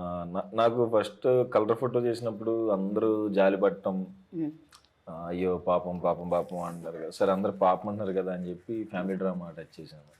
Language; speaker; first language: Telugu; native; Telugu